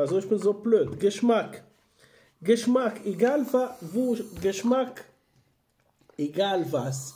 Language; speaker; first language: German; non-native, learner; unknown